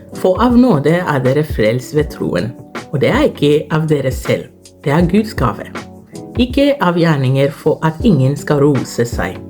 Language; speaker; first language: Norwegian; non-native, fluent; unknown